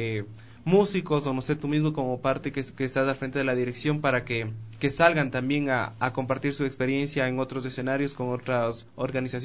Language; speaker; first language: Spanish; native; Spanish